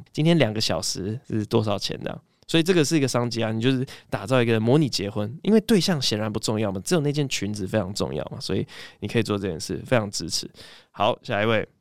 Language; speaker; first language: Chinese; early bilingual, other home language; English